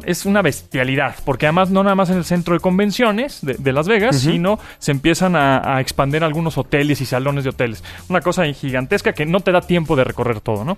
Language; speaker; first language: Spanish; native; Spanish